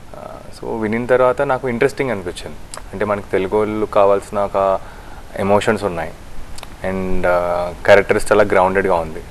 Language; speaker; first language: Telugu; native; Telugu